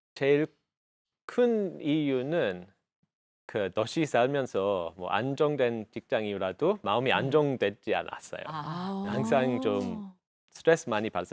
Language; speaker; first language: Korean; non-native, fluent; English